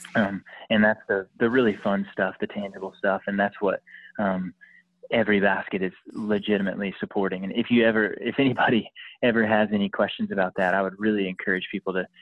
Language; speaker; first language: English; native; English